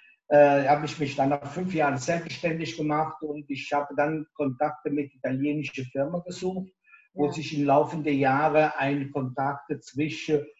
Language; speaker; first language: German; non-native, local second language; Italian